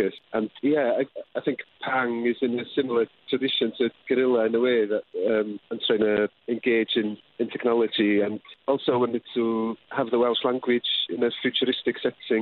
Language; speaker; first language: English; non-native, local second language; Welsh